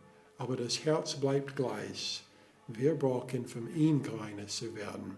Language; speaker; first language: German; non-native, fluent; English